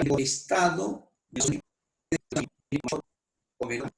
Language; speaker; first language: Spanish; native; Spanish